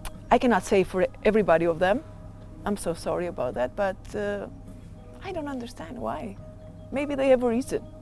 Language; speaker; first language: English; non-native, learner; Albanian